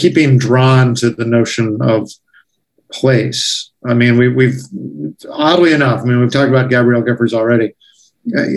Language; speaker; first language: English; native; English